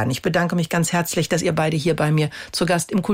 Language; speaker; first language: German; native; German